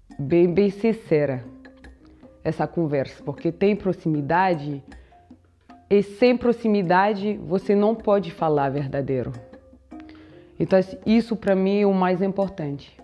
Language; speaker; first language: Portuguese; non-native, fluent; French